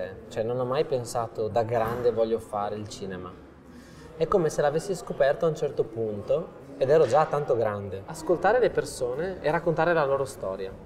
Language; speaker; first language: Italian; native; Italian